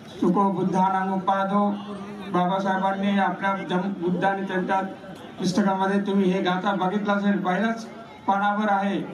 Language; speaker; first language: Marathi; non-native, fluent; Sinhala